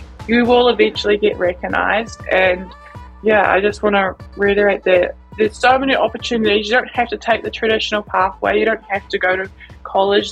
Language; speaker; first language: English; native; English